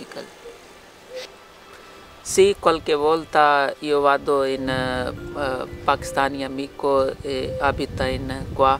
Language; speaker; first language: Italian; non-native, learner; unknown